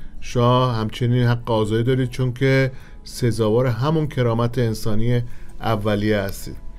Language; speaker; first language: Persian; native; Persian